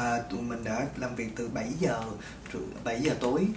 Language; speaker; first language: Vietnamese; native; Vietnamese